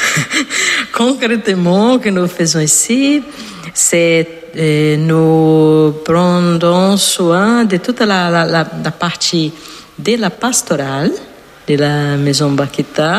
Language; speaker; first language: French; non-native, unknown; Portuguese